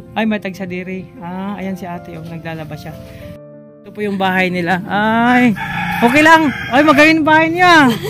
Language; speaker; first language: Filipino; non-native, local second language; Bikol